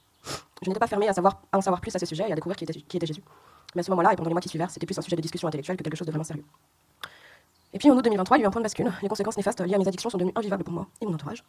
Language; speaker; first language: French; native; French